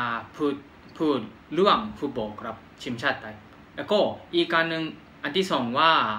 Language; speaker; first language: Thai; non-native, fluent; Japanese